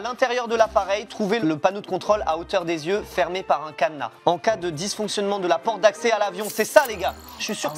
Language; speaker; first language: French; native; French